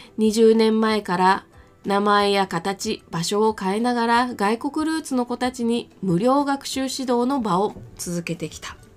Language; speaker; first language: Japanese; native; Japanese